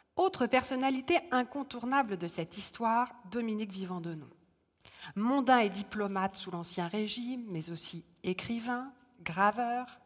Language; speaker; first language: French; native; French